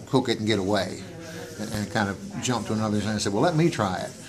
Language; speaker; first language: English; native; English